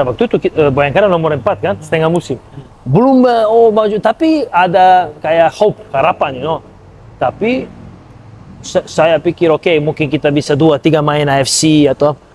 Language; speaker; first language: Indonesian; non-native, fluent; Serbian